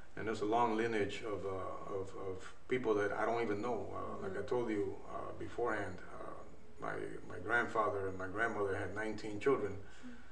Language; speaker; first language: English; native; English